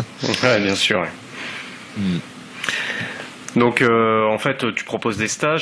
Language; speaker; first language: French; native; French